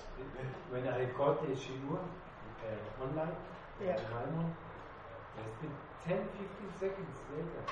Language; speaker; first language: English; non-native, learner; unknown